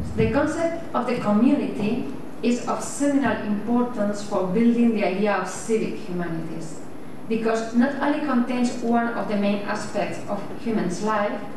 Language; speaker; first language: English; non-native, fluent; Spanish